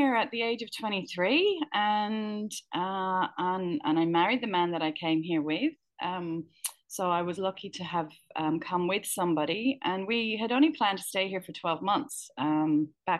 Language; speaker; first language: English; native; English